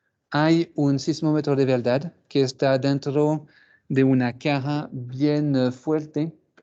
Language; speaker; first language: Spanish; non-native, fluent; French